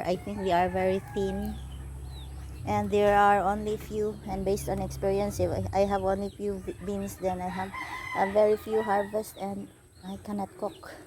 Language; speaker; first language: English; non-native, local second language; Filipino